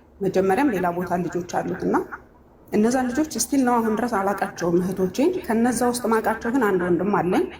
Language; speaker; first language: Amharic; native; Amharic